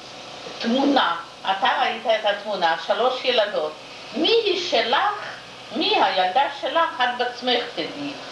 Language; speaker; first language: Hebrew; non-native, fluent; Yiddish